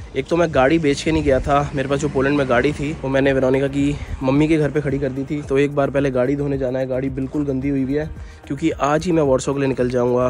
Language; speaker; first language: Hindi; native; Hindi